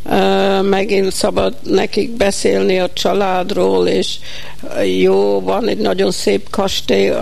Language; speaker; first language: Hungarian; early bilingual, heritage; Hungarian